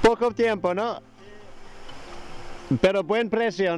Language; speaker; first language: Spanish; non-native, learner; English